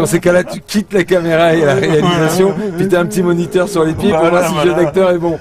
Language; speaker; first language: French; native; French